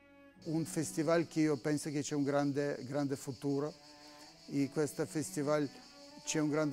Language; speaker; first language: Italian; non-native, fluent; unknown